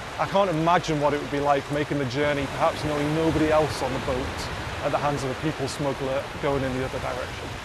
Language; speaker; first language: English; native; English